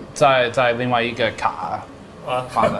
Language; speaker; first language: Chinese; non-native, learner; English